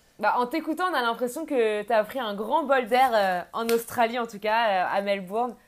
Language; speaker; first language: French; native; French